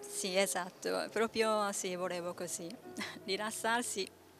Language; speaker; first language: Italian; non-native, learner; Japanese